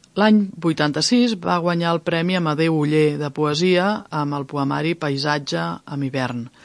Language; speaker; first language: Catalan; native; Catalan